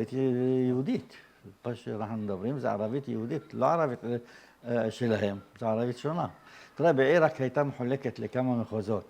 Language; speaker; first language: Hebrew; early bilingual, other home language; Arabic